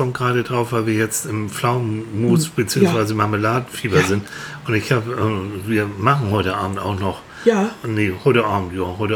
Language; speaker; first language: German; native; German